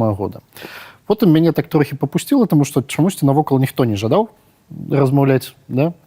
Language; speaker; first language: Belarusian; non-native, local second language; Russian